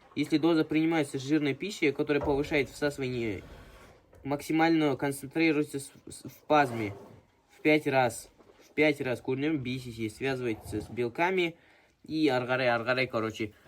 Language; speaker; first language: Russian; non-native, local second language; Kazakh